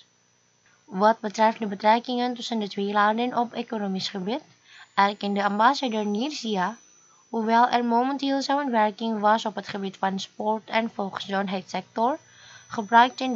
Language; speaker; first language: Dutch; non-native, fluent; Indonesian